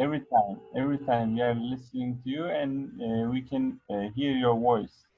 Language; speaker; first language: English; non-native, fluent; Arabic